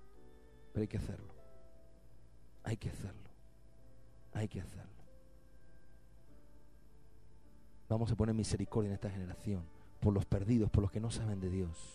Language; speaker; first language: Spanish; native; Spanish